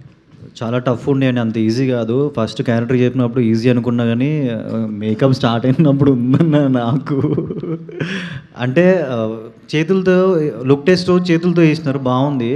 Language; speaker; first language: Telugu; native; Telugu